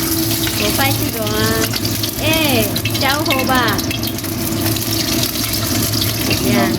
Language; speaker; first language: Chinese; non-native, learner; Filipino